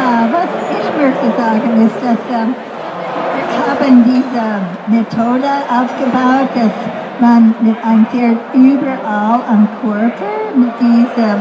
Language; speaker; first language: German; non-native, fluent; English